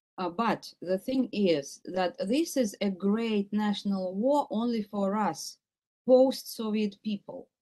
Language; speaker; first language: English; non-native, fluent; Russian